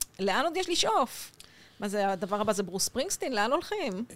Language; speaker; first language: Hebrew; native; Hebrew